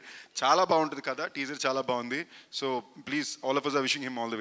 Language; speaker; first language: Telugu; native; Telugu